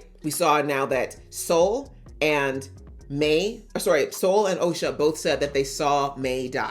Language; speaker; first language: English; native; English